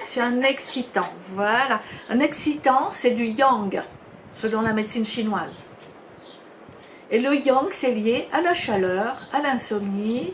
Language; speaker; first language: French; native; French